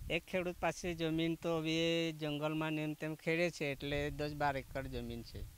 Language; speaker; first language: Gujarati; non-native, local second language; Vasavi